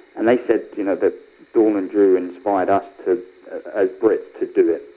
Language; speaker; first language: English; native; English